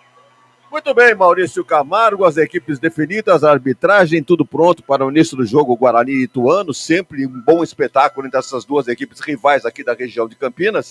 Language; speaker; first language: Portuguese; native; Portuguese